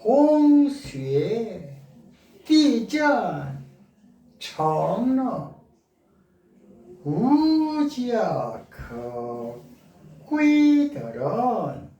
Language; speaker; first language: Chinese; non-native, learner; Korean